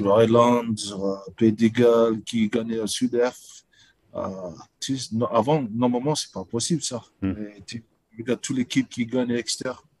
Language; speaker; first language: French; non-native, learner; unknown